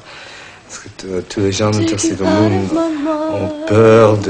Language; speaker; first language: French; non-native, learner; English